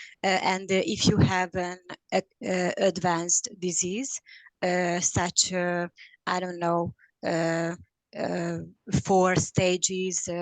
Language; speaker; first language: English; non-native, learner; Hungarian